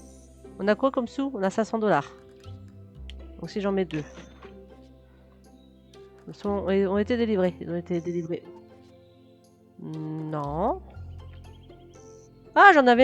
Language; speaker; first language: French; native; French